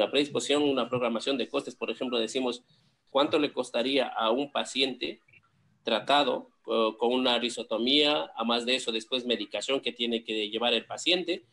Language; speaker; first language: Spanish; native; Spanish